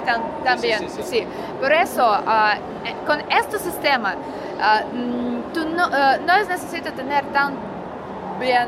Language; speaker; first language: Spanish; non-native, learner; Russian